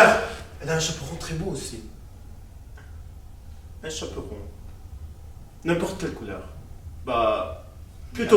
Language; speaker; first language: French; native; French